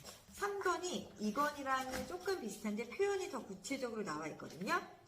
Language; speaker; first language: Korean; native; Korean